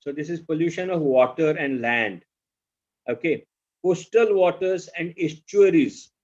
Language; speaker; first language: English; non-native, local second language; Marathi